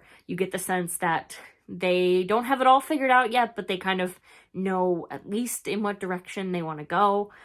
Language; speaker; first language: English; native; English